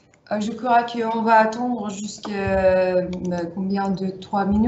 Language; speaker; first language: French; non-native, fluent; Russian